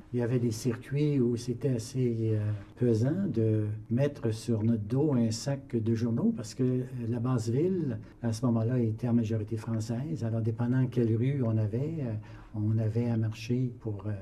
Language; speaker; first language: French; native; French